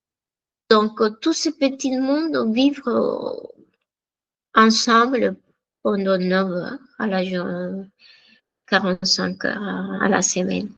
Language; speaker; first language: French; non-native, fluent; Spanish